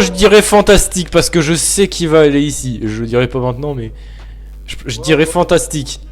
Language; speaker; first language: French; native; French